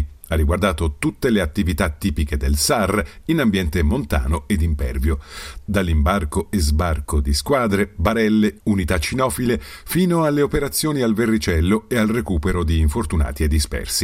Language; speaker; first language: Italian; native; Italian